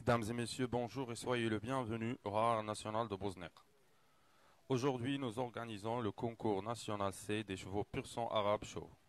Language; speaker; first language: French; non-native, local second language; Arabic